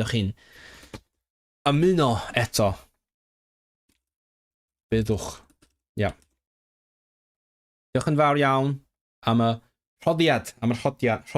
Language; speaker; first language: Welsh; non-native, learner; Cantonese